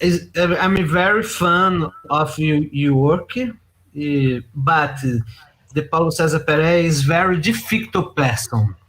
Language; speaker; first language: English; non-native, learner; Portuguese